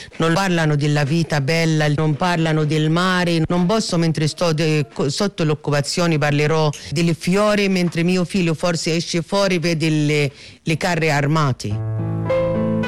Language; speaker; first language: Italian; non-native, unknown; Arabic